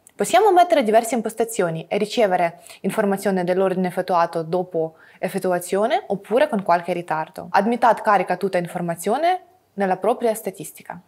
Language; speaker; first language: Italian; non-native, fluent; Russian